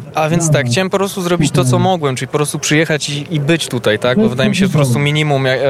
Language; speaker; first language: Polish; early bilingual, heritage; Polish